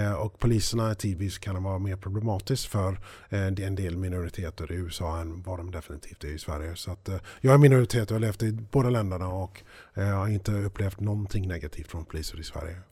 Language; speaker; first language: Swedish; early bilingual, heritage; English